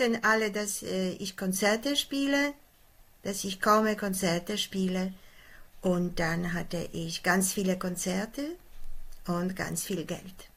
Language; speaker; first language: German; non-native, fluent; Polish